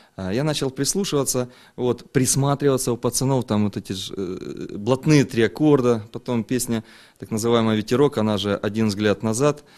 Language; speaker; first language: Russian; native; Russian